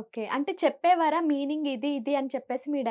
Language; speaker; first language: Telugu; native; Telugu